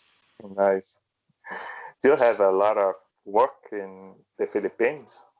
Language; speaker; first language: English; non-native, learner; Portuguese